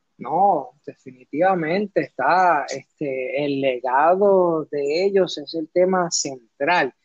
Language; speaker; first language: Spanish; early bilingual, heritage; Spanish